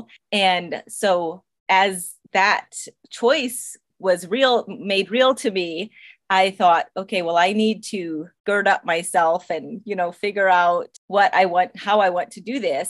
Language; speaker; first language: English; non-native, local second language; Pennsylvania German